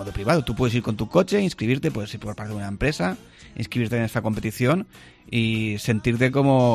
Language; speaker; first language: Spanish; native; Spanish